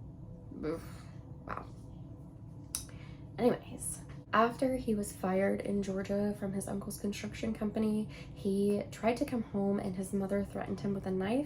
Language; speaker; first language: English; native; English